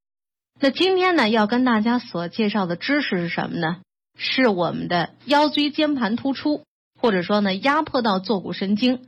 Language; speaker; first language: Chinese; native; Chinese